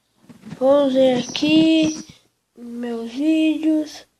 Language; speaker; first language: Portuguese; native; Portuguese